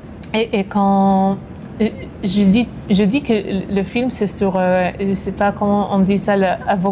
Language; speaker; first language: French; non-native, fluent; Hebrew